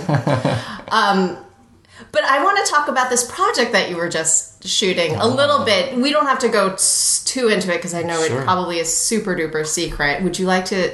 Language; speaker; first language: English; native; English